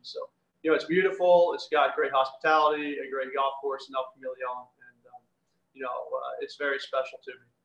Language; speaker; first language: English; native; English